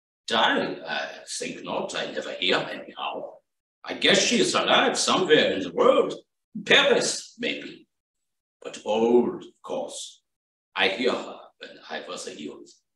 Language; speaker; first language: English; native; English